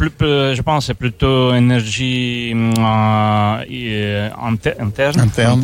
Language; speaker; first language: French; non-native, fluent; Russian